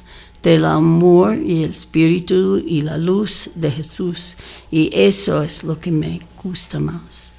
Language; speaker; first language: Spanish; non-native, learner; English